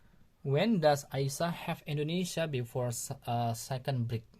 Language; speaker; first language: English; non-native, learner; Indonesian